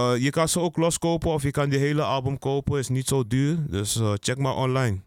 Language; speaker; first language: Dutch; early bilingual, other home language; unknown